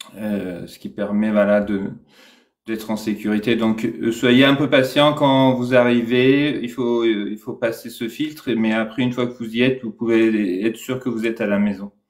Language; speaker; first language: French; non-native, fluent; Persian